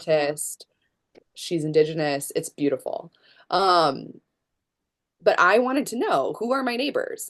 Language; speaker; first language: English; native; English